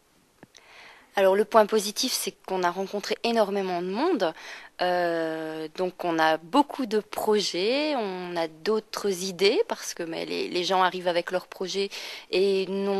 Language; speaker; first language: French; native; French